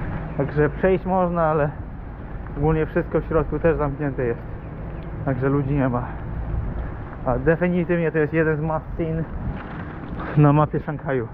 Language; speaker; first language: Polish; native; Polish